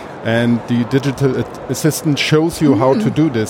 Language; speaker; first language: English; non-native, fluent; German